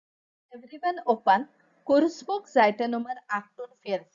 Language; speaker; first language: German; non-native, fluent; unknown